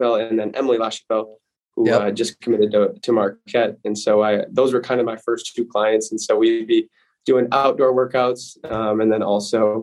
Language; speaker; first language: English; native; English